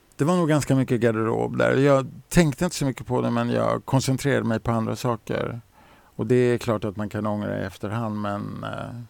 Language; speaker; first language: Swedish; native; Swedish